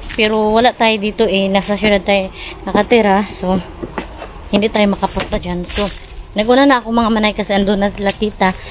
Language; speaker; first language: Filipino; non-native, local second language; Cebuano